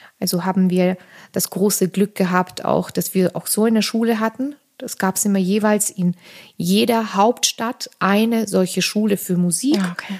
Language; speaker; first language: German; non-native, fluent; Armenian